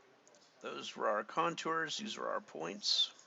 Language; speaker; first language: English; native; English